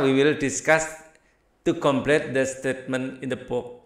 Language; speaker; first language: English; non-native, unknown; Indonesian